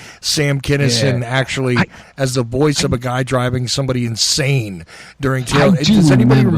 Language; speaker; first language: English; native; English